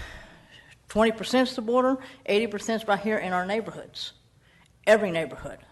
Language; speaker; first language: English; native; English